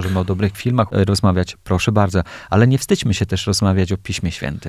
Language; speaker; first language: Polish; native; Polish